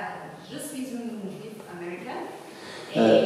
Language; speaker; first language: French; non-native, fluent; English